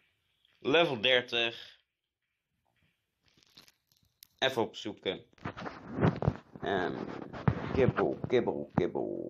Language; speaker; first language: Dutch; native; Dutch